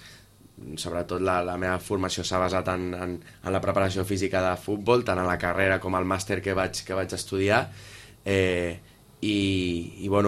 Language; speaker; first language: Catalan; native; Catalan